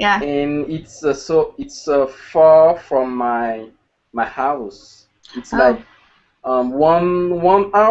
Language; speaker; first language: English; non-native, learner; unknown